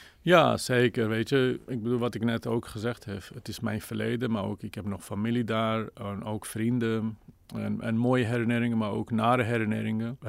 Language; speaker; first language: Dutch; non-native, fluent; Kurdish